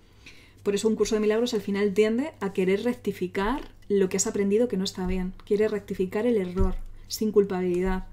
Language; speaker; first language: Spanish; native; Spanish